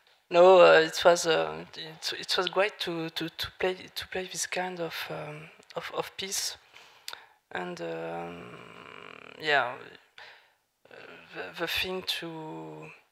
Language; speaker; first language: English; non-native, learner; French